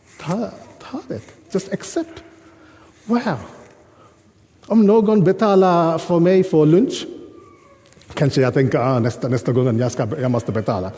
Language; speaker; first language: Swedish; non-native, fluent; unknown